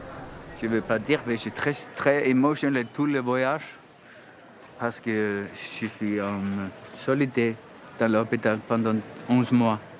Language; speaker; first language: French; non-native, learner; Icelandic